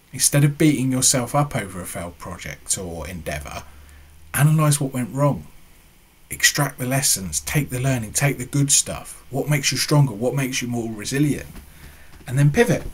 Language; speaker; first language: English; native; English